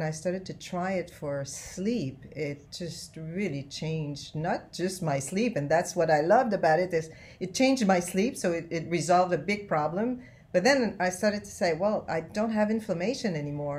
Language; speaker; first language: English; non-native, fluent; French